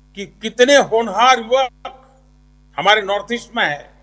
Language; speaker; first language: Hindi; non-native, local second language; Gujarati